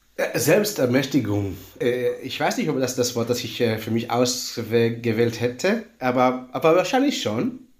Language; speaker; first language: German; non-native, fluent; Hebrew